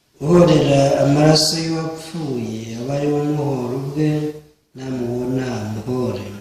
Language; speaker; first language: Kinyarwanda; native; Kinyarwanda